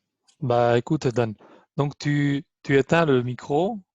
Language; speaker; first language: French; non-native, fluent; Albanian